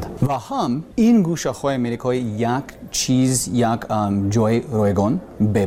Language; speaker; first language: Persian; non-native, learner; English